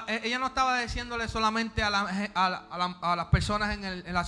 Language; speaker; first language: Spanish; early bilingual, heritage; Spanish